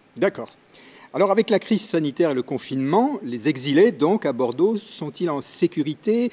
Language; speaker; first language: French; native; French